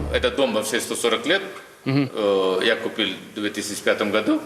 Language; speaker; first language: Russian; non-native, fluent; Nepali